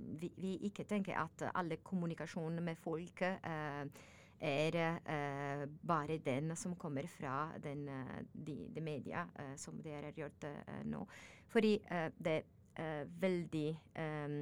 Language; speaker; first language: Norwegian; non-native, learner; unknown